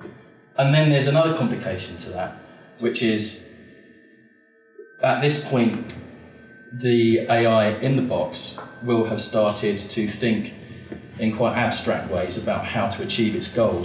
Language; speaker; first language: English; native; English